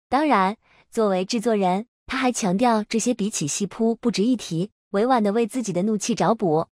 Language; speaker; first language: Chinese; native; Chinese